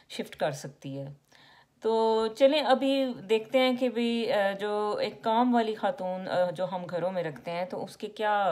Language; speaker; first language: Urdu; native; Urdu